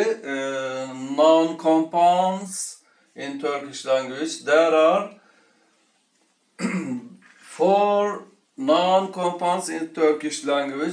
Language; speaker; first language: English; non-native, learner; Turkish